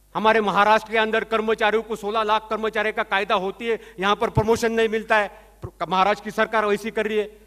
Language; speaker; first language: Hindi; non-native, local second language; Marathi